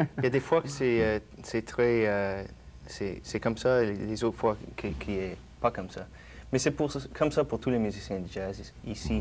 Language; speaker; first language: French; non-native, local second language; English